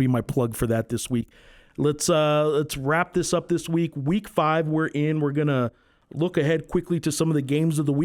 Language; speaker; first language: English; native; English